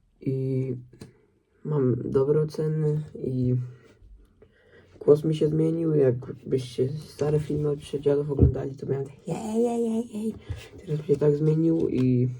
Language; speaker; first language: Polish; early bilingual, heritage; Polish